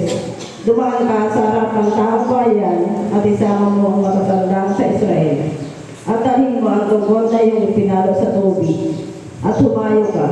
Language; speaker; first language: Filipino; native; Filipino